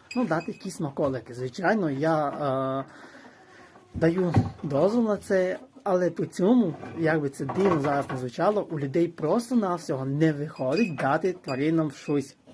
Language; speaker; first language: Ukrainian; native; Ukrainian